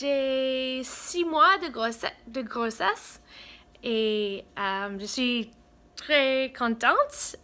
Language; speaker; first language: French; non-native, fluent; English